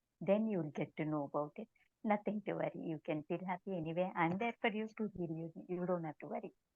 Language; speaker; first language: English; non-native, local second language; Telugu